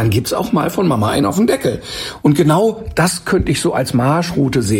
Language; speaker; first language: German; native; German